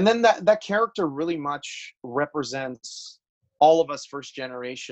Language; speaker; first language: English; native; English